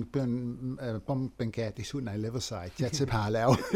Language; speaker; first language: Thai; non-native, fluent; Dutch